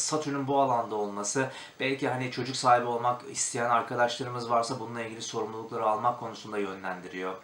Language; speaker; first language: Turkish; native; Turkish